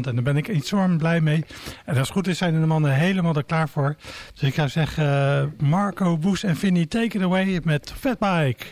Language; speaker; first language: Dutch; native; Dutch